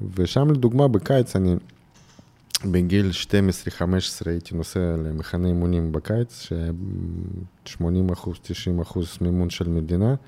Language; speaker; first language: Hebrew; non-native, fluent; Russian